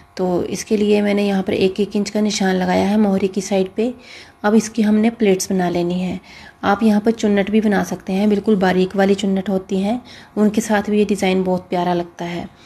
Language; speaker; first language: Hindi; native; Hindi